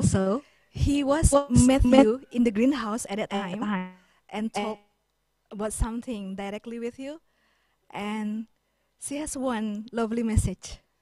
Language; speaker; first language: English; non-native, fluent; Indonesian